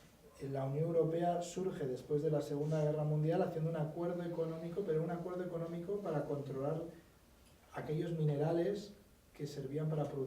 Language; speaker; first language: Spanish; native; Spanish